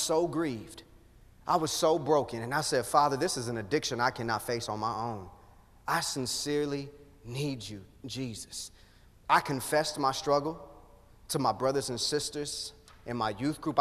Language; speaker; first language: English; native; English